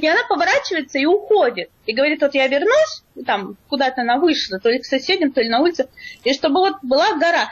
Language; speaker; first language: Russian; native; Russian